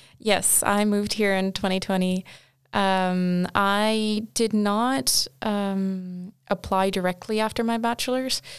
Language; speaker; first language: English; non-native, fluent; Portuguese